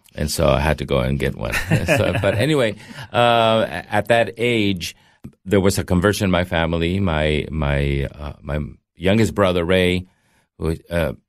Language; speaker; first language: English; early bilingual, heritage; Spanish